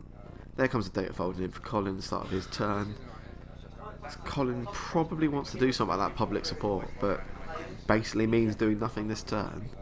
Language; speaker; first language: English; native; English